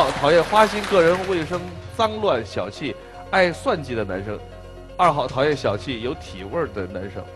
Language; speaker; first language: Chinese; native; Chinese